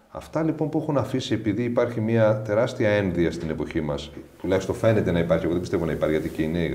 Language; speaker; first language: Greek; native; Greek